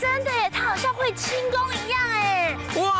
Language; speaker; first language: Chinese; native; Chinese